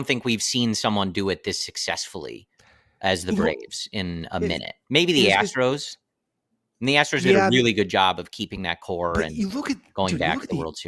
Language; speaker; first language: English; native; English